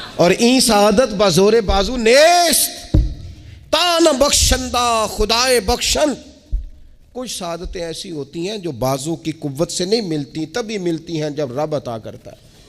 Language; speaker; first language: Urdu; non-native, local second language; Punjabi